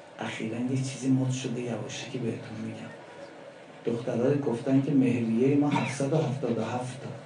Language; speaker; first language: Persian; non-native, local second language; Azerbaijani